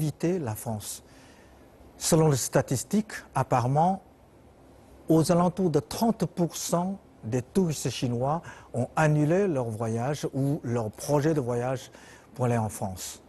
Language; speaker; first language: French; non-native, fluent; Chinese